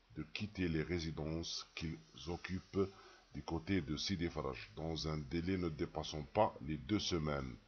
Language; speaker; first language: French; non-native, local second language; Arabic